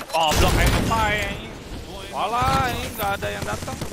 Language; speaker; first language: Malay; non-native, local second language; Sundanese